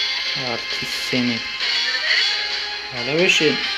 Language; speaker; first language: Turkish; native; Turkish